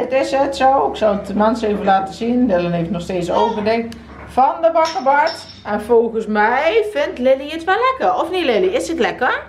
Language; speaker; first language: Dutch; native; Dutch